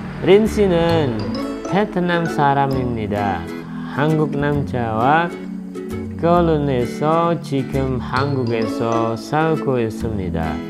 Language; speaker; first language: Korean; non-native, fluent; Indonesian